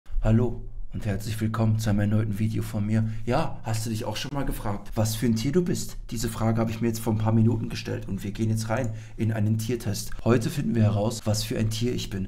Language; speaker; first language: German; native; German